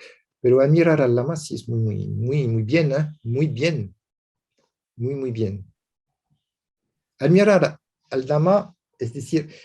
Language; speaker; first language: Spanish; non-native, learner; French